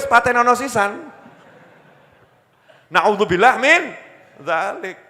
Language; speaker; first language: Indonesian; native; Indonesian